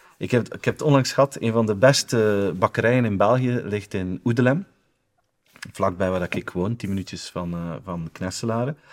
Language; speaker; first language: Dutch; native; Dutch